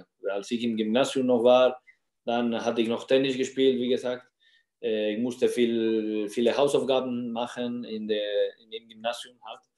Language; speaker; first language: German; non-native, fluent; Spanish